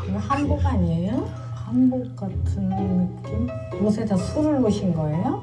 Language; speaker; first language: Korean; native; Korean